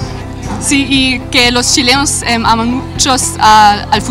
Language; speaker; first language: Spanish; non-native, learner; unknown